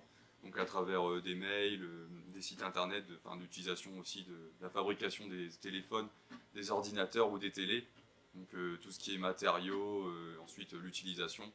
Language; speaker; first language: French; native; French